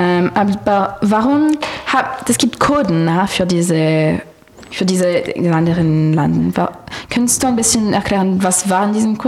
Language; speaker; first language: German; non-native, learner; French